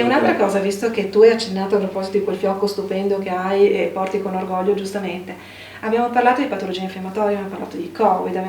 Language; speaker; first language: Italian; native; Italian